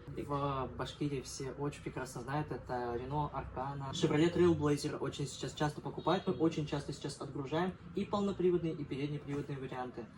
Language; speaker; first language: Russian; native; Russian